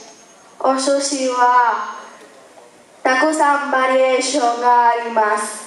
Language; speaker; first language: Japanese; non-native, learner; Spanish